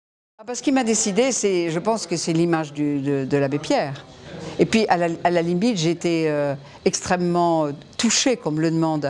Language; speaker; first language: French; native; French